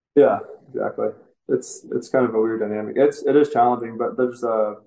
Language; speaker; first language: English; native; English